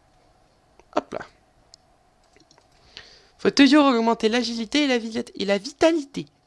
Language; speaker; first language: French; native; French